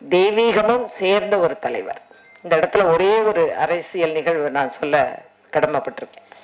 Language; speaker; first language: Tamil; native; Tamil